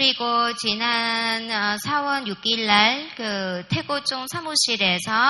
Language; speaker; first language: Korean; non-native, fluent; Vietnamese